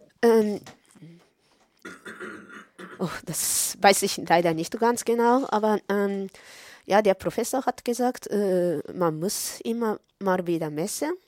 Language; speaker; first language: German; non-native, fluent; Japanese